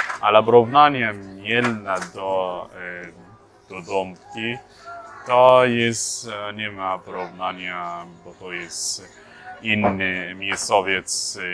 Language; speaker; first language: Polish; non-native, learner; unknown